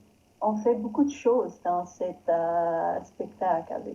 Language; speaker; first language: French; non-native, learner; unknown